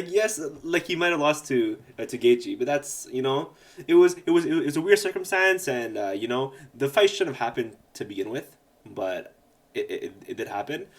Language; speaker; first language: English; native; English